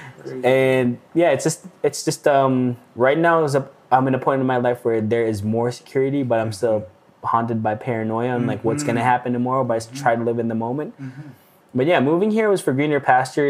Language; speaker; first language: English; non-native, local second language; Filipino